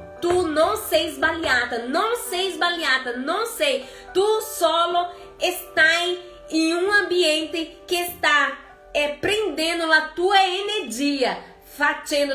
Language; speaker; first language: Italian; non-native, fluent; Portuguese